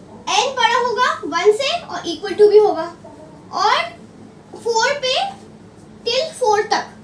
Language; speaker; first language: Hindi; native; Hindi